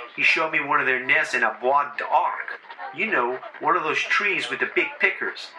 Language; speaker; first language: English; early bilingual, other home language; French